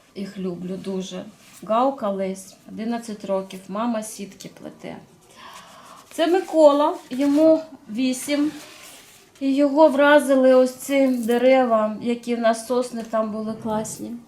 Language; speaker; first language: Ukrainian; non-native, local second language; Russian